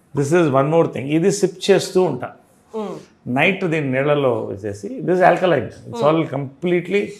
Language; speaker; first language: Telugu; native; Telugu